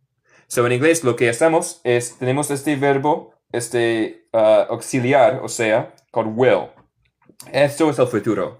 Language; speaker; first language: Spanish; non-native, fluent; English